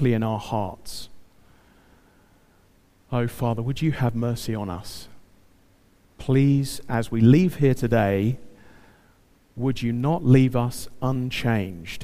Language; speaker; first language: English; native; English